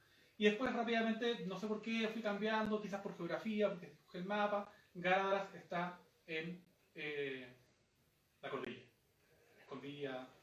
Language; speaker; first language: Spanish; native; Spanish